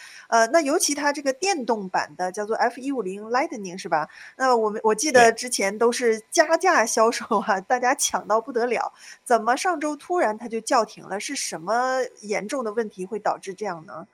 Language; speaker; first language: Chinese; native; Chinese